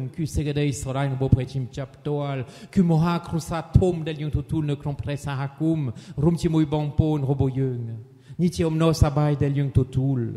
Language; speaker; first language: Khmer; non-native, fluent; French